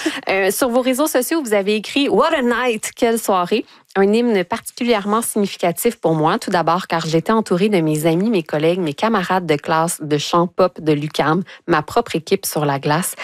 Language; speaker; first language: French; native; French